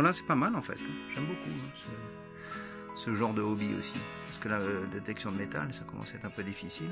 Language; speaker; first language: French; native; French